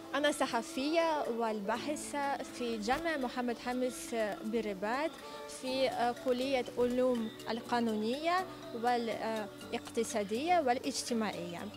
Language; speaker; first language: Arabic; non-native, fluent; Ukrainian